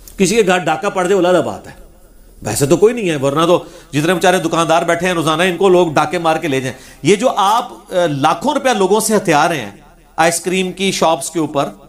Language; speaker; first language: Urdu; non-native, local second language; Punjabi